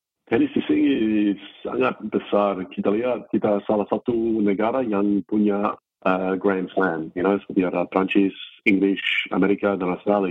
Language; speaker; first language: Indonesian; non-native, fluent; English